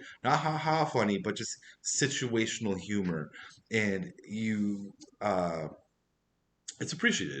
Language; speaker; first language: English; native; English